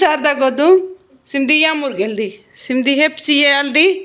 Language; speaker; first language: Turkish; non-native, learner; Gujarati